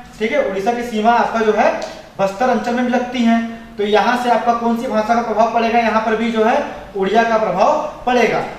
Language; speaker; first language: Hindi; native; Hindi